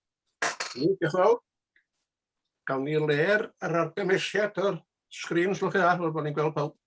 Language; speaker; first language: Welsh; native; Welsh